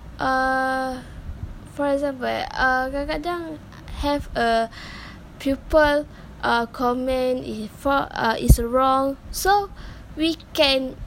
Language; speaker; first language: English; non-native, learner; Malay